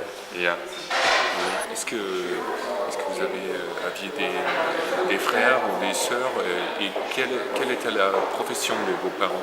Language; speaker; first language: French; non-native, fluent; German